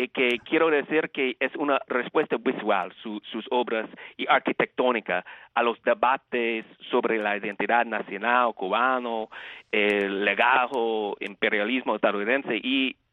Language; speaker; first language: Spanish; non-native, fluent; English